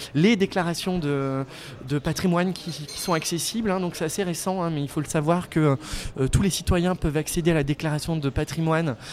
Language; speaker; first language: French; native; French